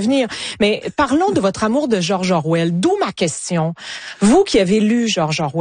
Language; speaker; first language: French; native; French